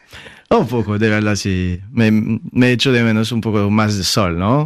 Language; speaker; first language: Spanish; non-native, fluent; French